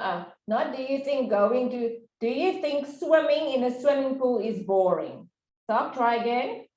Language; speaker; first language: English; non-native, fluent; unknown